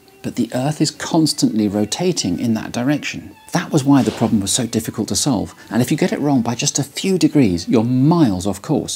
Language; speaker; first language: English; native; English